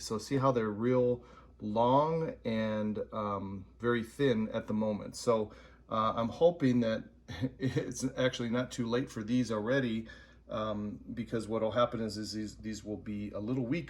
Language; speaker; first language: English; native; English